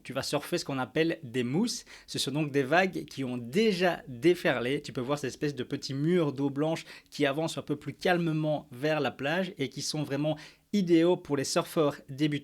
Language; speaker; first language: French; native; French